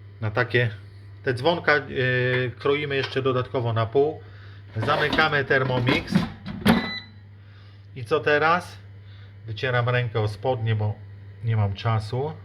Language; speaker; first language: Polish; native; Polish